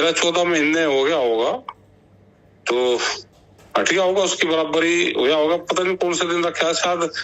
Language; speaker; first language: Hindi; native; Hindi